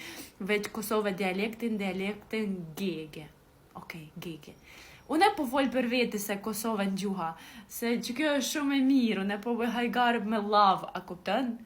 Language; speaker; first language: Albanian; non-native, learner; Ukrainian